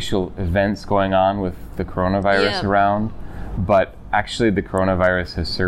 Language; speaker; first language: English; native; English